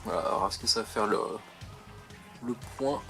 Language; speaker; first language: French; native; French